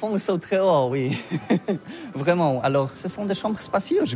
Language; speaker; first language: French; non-native, learner; Polish